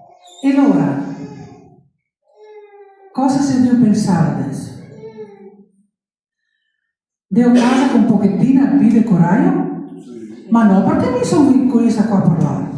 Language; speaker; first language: Italian; non-native, local second language; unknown